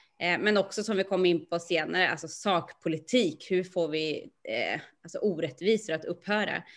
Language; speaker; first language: Swedish; native; Swedish